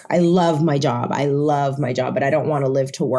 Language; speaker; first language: English; non-native, fluent; Spanish